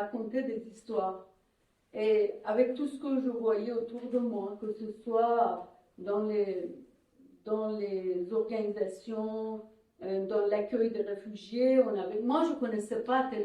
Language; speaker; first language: French; non-native, fluent; Persian